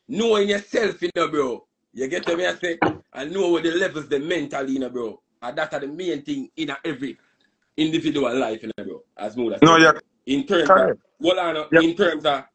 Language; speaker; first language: English; non-native, local second language; Jamaican Creole English